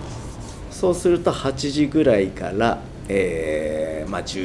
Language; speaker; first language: Japanese; native; Japanese